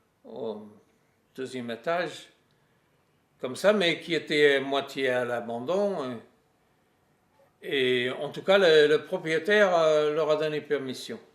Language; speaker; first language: French; non-native, fluent; English